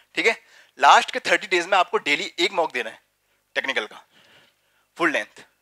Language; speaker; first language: Hindi; native; Hindi